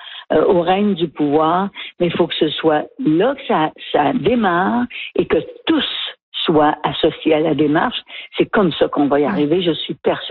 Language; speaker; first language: French; native; French